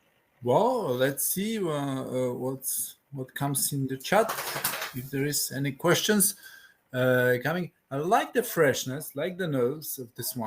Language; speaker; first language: English; non-native, fluent; Polish